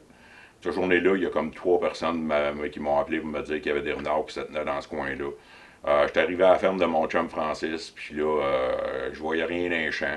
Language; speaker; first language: French; native; French